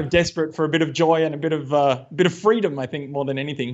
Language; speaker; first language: English; native; English